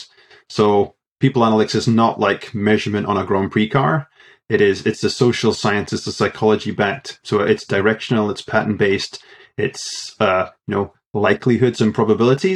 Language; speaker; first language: English; native; English